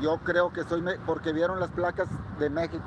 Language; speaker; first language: Spanish; native; Spanish